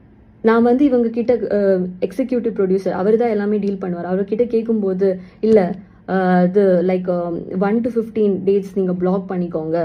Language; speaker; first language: Tamil; non-native, local second language; Malayalam